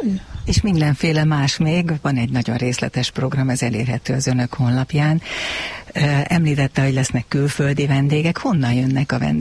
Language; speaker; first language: Hungarian; native; Hungarian